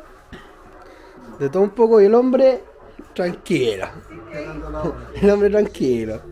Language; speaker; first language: Spanish; native; Spanish